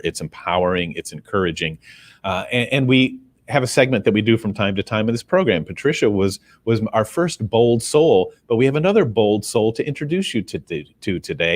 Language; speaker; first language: English; native; English